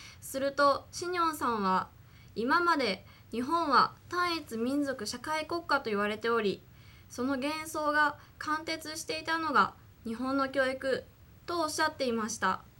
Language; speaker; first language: Japanese; native; Japanese